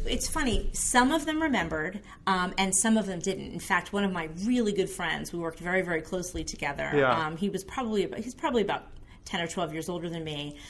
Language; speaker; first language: English; native; English